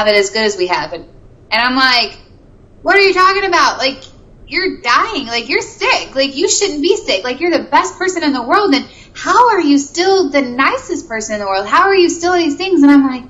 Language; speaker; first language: English; native; English